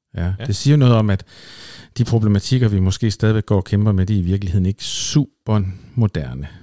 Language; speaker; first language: Danish; native; Danish